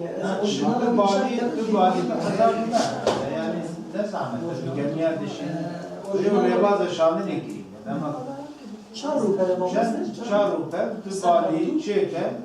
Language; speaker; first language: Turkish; non-native, local second language; Kurdish